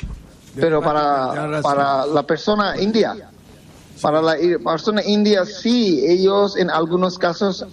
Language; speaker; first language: Spanish; non-native, fluent; Bangla